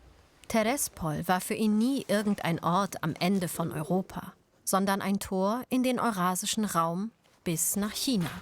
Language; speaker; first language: German; native; German